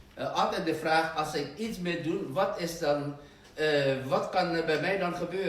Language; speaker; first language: Dutch; non-native, fluent; Indonesian